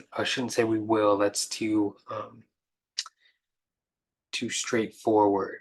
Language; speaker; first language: English; native; English